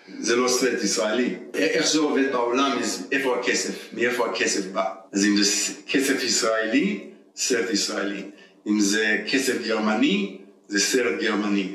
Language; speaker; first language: Hebrew; early bilingual, heritage; Hebrew